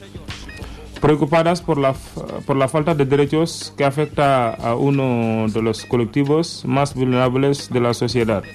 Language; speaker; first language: Spanish; non-native, learner; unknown